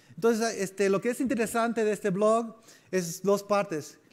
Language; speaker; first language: Spanish; early bilingual, heritage; Spanish